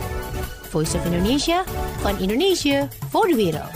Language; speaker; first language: Dutch; non-native, fluent; Indonesian